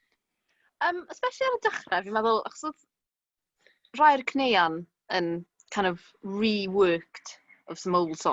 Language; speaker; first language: Welsh; native; Welsh